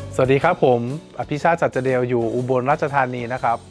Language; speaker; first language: Thai; native; Thai